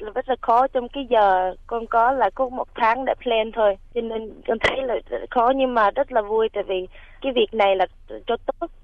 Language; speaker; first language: Vietnamese; early bilingual, heritage; Vietnamese